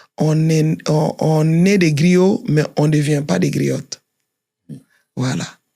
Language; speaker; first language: French; non-native, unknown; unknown